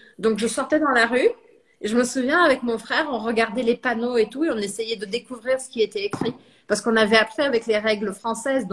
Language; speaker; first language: French; early bilingual, heritage; French